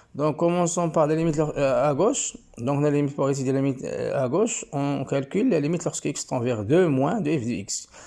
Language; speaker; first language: French; non-native, local second language; Arabic